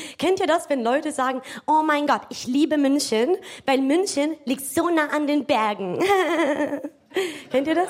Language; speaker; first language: German; non-native, fluent; Italian